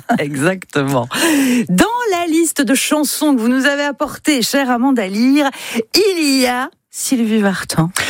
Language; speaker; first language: French; native; French